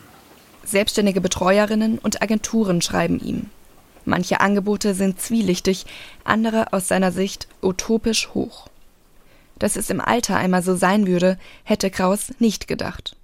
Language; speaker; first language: German; native; German